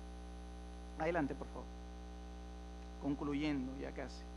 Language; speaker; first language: Spanish; native; Spanish